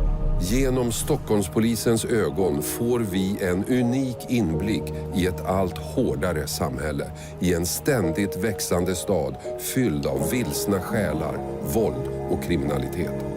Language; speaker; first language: Swedish; native; Swedish